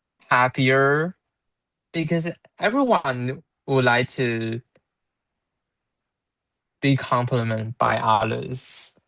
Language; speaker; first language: English; non-native, learner; Chinese